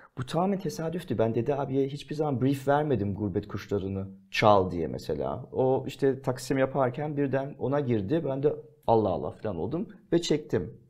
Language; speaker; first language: Turkish; early bilingual, heritage; Turkish